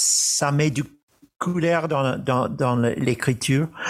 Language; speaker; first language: French; non-native, fluent; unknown